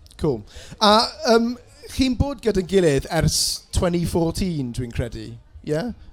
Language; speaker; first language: Welsh; non-native, local second language; English